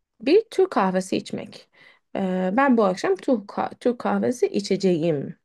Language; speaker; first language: Turkish; non-native, fluent; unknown